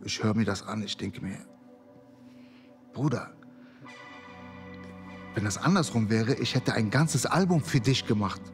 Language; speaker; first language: German; early bilingual, other home language; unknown